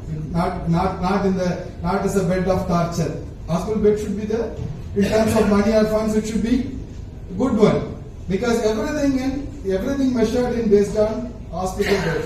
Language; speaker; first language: English; non-native, local second language; Tamil